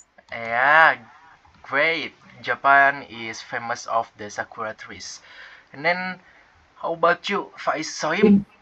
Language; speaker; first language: English; non-native, learner; Indonesian